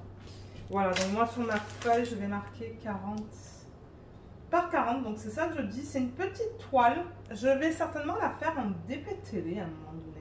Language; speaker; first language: French; native; French